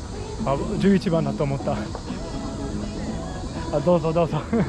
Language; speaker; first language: Japanese; non-native, learner; English